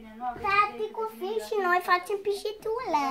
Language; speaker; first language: Romanian; early bilingual, heritage; Romanian